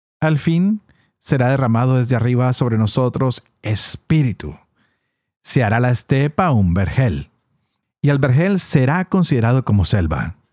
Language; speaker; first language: Spanish; native; Spanish